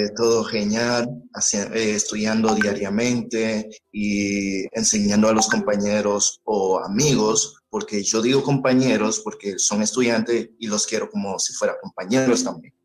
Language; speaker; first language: Spanish; early bilingual, other home language; Haitian Creole